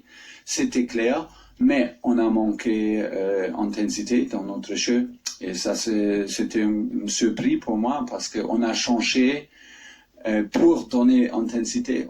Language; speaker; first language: French; non-native, fluent; German